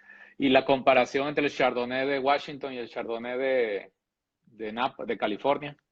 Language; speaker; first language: Spanish; native; Spanish